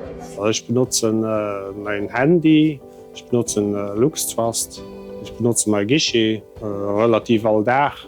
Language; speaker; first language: German; non-native, local second language; Luxembourgish